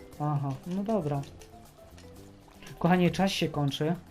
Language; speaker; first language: Polish; native; Polish